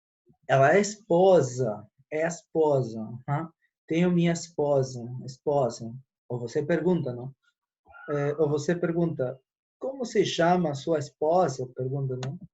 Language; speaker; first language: Portuguese; non-native, fluent; Spanish